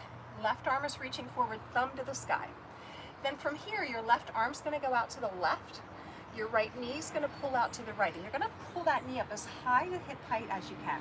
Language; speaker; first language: English; native; English